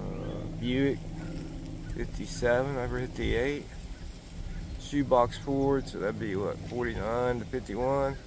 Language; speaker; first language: English; native; English